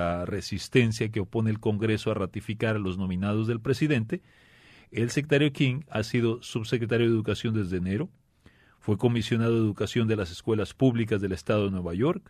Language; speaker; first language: Spanish; native; Spanish